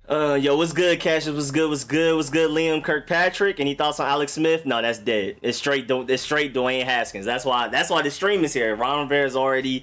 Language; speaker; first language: English; native; English